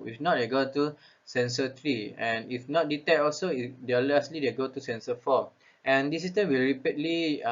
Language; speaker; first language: English; non-native, local second language; Malay